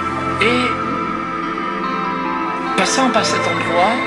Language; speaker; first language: French; native; French